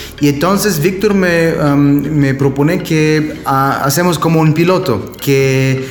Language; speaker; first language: Spanish; non-native, learner; German